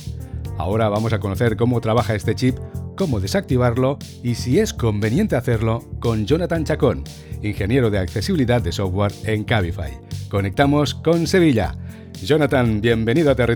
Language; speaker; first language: Spanish; native; Spanish